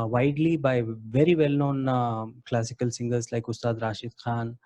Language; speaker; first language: English; non-native, local second language; Kannada